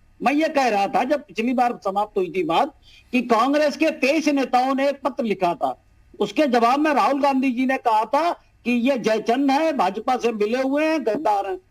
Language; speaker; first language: Hindi; native; Hindi